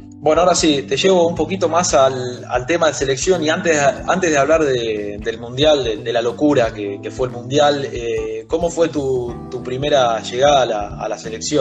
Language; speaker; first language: Spanish; native; Spanish